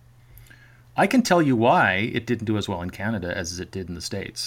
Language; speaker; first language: English; native; English